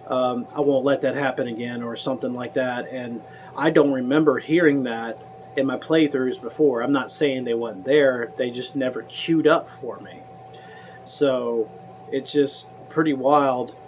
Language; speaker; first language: English; native; English